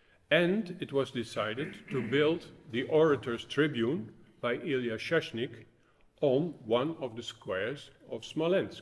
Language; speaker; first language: English; non-native, fluent; Dutch